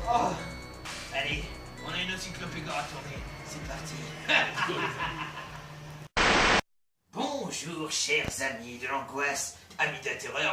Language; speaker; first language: French; native; French